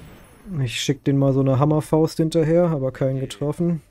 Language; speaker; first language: German; native; German